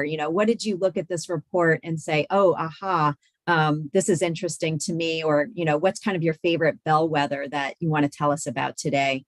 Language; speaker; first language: English; native; English